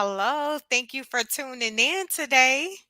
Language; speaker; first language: English; native; English